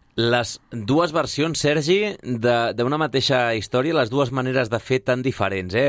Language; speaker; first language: Catalan; native; Catalan